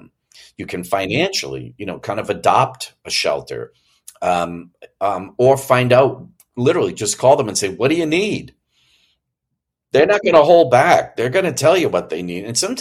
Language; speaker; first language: English; native; English